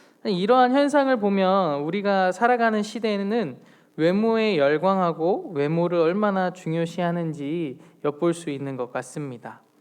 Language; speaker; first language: Korean; native; Korean